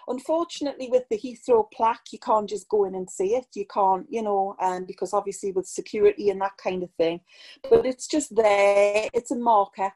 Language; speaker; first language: English; native; English